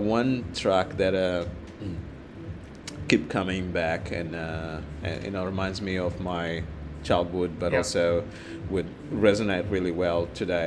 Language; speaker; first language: English; non-native, fluent; Portuguese